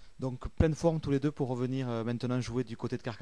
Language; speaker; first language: French; native; French